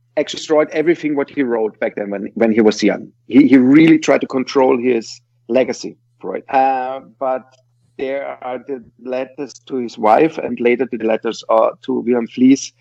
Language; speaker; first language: English; non-native, fluent; German